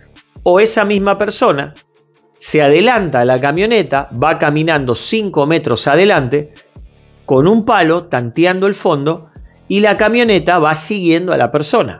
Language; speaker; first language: Spanish; native; Spanish